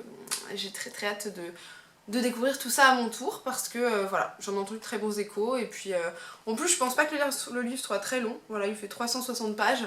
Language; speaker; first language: French; native; French